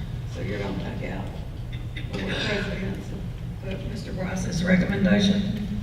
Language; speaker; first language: English; native; English